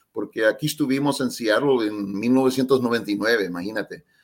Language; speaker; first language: Spanish; early bilingual, heritage; Spanish